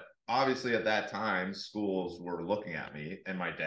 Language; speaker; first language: English; native; English